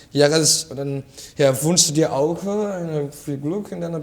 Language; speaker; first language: German; non-native, fluent; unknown